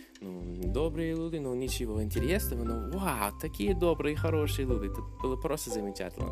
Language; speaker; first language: Russian; non-native, fluent; English